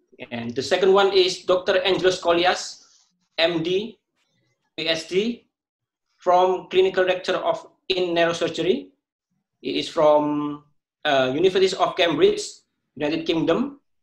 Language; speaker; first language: English; non-native, fluent; Indonesian